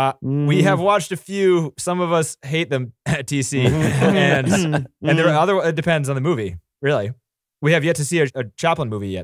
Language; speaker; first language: English; native; English